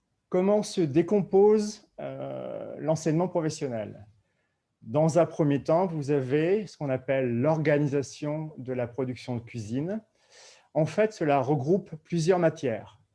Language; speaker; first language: French; native; French